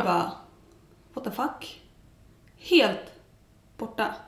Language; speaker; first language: Swedish; native; Swedish